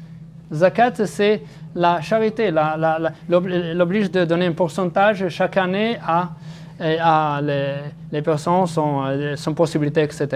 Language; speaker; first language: French; non-native, fluent; Arabic